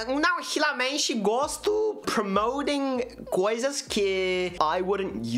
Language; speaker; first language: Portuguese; non-native, learner; English